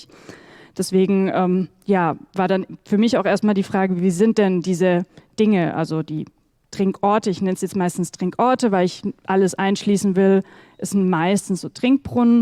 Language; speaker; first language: German; native; German